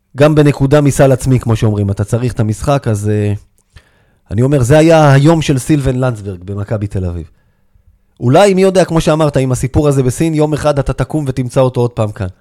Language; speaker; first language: Hebrew; native; Hebrew